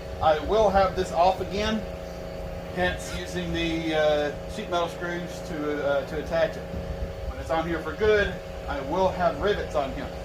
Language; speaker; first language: English; native; English